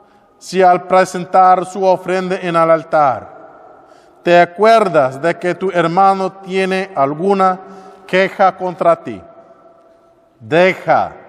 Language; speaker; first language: Spanish; non-native, learner; English